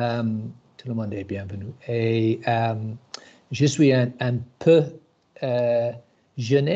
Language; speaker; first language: French; non-native, learner; English